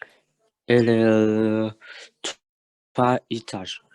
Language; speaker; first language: French; non-native, learner; Vietnamese